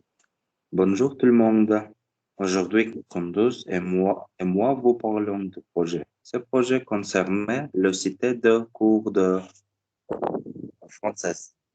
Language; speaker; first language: French; non-native, learner; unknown